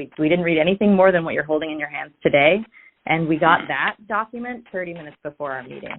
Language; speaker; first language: English; native; English